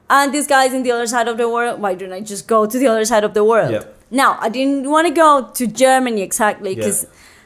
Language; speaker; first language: English; non-native, fluent; Spanish